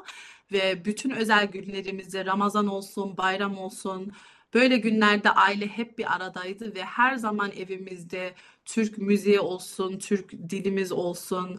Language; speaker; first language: Turkish; early bilingual, heritage; Turkish